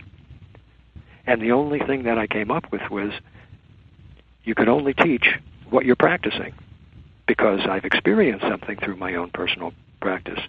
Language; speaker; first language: English; native; English